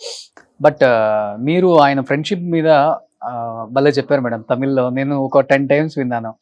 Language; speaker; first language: Telugu; native; Telugu